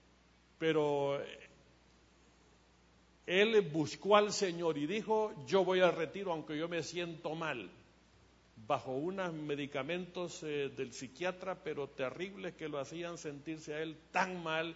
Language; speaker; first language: Spanish; native; Spanish